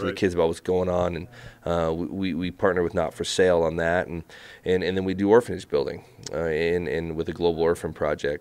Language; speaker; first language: English; native; English